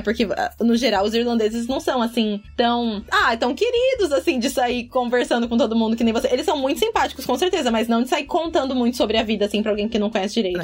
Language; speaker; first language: Portuguese; native; Portuguese